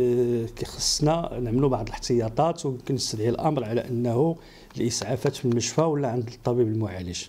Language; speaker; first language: Arabic; native; Arabic